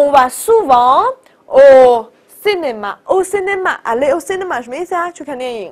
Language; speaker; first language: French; non-native, fluent; Chinese